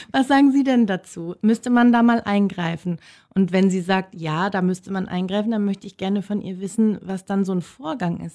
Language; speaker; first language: German; native; German